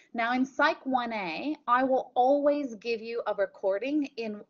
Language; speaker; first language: English; native; English